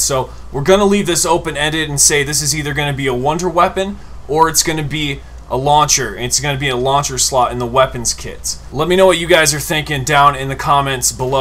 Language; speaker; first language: English; native; English